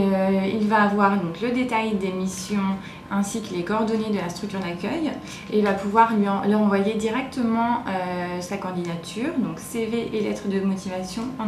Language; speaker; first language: French; native; French